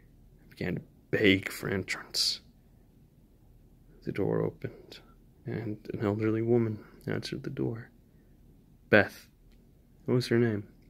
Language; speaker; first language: English; native; English